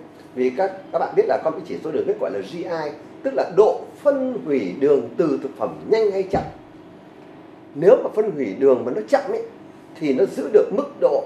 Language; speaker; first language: Vietnamese; native; Vietnamese